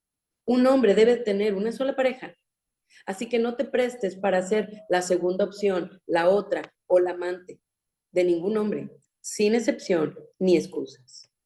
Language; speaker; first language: Spanish; native; Spanish